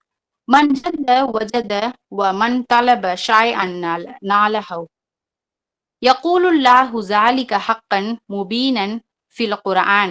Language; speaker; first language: Arabic; non-native, learner; Tamil